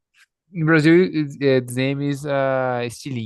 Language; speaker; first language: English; non-native, learner; Portuguese